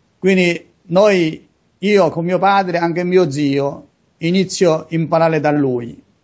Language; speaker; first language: Italian; non-native, learner; Chinese